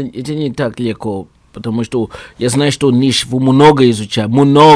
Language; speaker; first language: Russian; non-native, learner; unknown